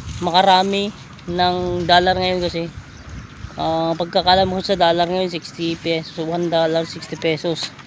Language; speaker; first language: Filipino; non-native, local second language; Iloko